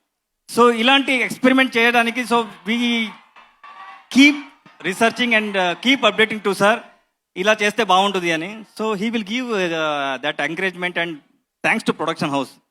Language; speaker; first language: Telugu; non-native, learner; Kannada